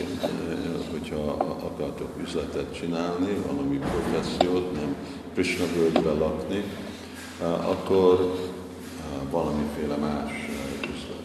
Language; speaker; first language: Hungarian; non-native, fluent; English